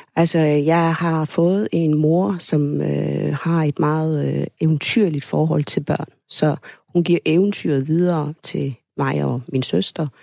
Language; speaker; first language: Danish; early bilingual, other home language; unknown